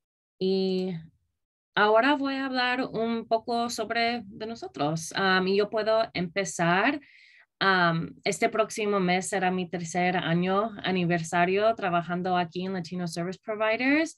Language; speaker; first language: Spanish; early bilingual, other home language; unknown